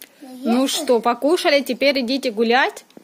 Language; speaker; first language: Russian; native; Russian